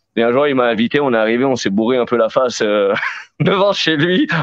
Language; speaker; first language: French; native; French